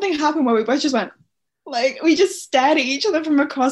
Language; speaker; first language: English; native; English